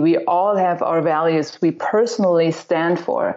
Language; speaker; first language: English; non-native, fluent; German